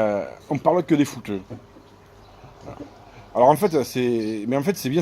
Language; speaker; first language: French; native; French